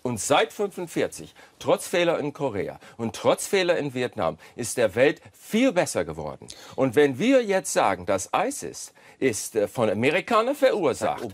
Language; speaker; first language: German; non-native, fluent; English